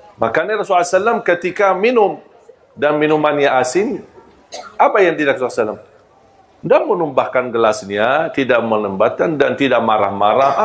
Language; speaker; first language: Malay; non-native, fluent; Arabic